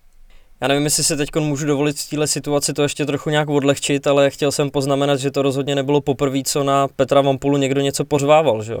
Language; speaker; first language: Czech; native; Czech